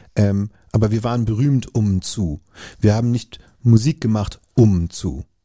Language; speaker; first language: German; native; German